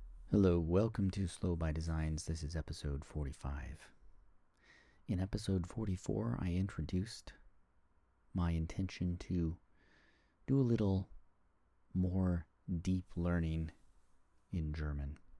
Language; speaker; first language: English; native; English